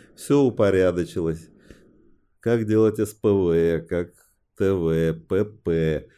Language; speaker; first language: Russian; early bilingual, other home language; Chinese